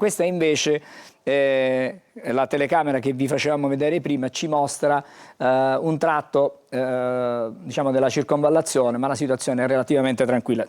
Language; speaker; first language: Italian; native; Italian